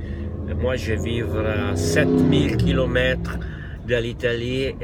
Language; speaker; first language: French; non-native, learner; Italian